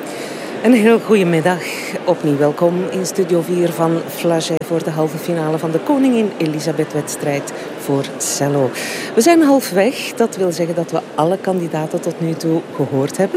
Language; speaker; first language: Dutch; native; Dutch